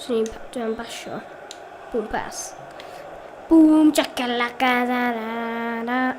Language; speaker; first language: Welsh; native; Welsh